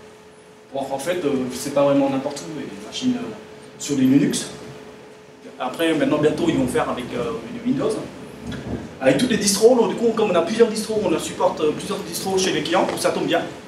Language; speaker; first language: French; native; French